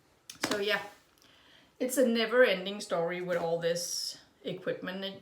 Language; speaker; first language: English; non-native, fluent; Danish